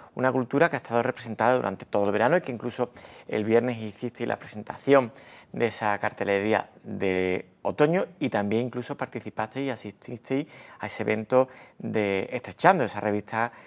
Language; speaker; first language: Spanish; native; Spanish